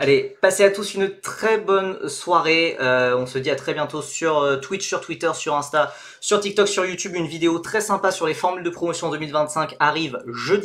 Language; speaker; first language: French; native; French